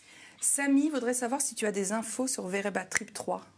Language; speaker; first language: French; native; French